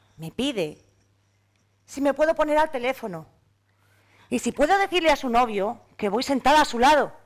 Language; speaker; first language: Spanish; native; Spanish